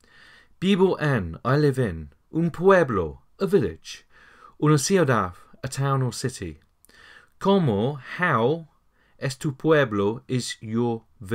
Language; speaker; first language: Spanish; non-native, learner; English